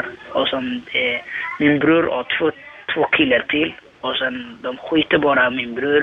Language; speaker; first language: Swedish; non-native, learner; Somali